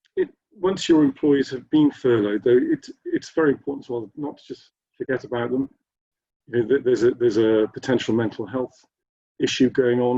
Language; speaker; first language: English; native; English